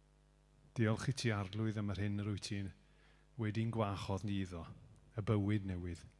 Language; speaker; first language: Welsh; native; Welsh